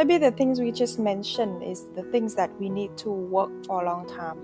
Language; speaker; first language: English; non-native, fluent; Vietnamese